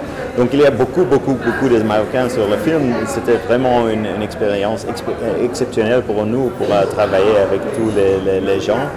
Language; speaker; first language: French; non-native, fluent; Dutch